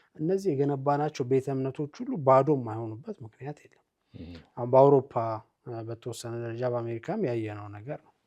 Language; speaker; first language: Amharic; native; Amharic